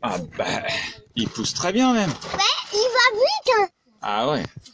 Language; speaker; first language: French; native; French